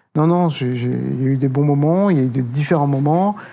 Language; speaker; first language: French; native; French